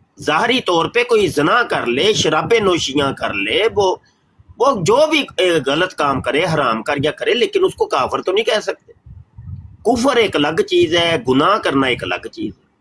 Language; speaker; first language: Urdu; native; Urdu